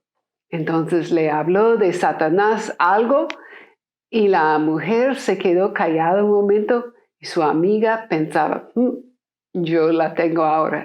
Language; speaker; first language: Spanish; non-native, fluent; English